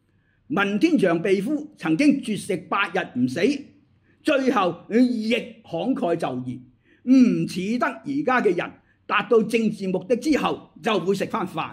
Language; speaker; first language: Chinese; native; Chinese